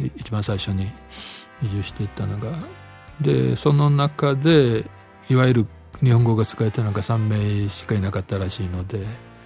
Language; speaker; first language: Japanese; native; Japanese